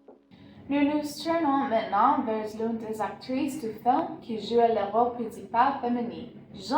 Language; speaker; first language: French; non-native, learner; English